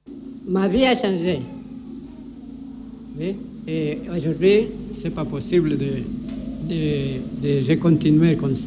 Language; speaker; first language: French; non-native, learner; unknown